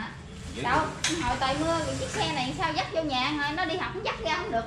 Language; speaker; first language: Vietnamese; native; Vietnamese